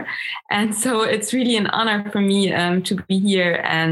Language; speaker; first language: English; non-native, fluent; German